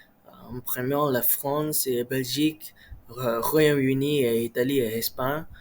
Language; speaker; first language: French; non-native, learner; Malay